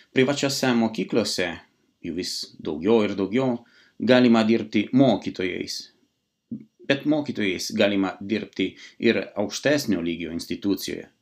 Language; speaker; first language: Lithuanian; non-native, fluent; Italian